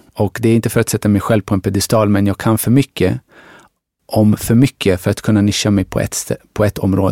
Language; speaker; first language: Swedish; early bilingual, other home language; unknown